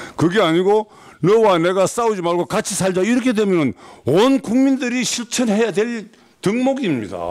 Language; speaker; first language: Korean; native; Korean